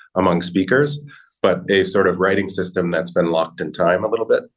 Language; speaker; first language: English; native; English